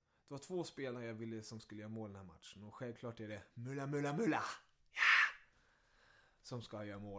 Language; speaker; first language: Swedish; early bilingual, other home language; German